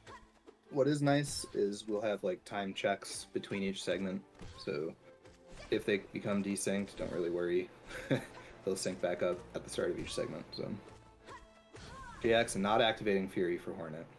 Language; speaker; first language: English; native; English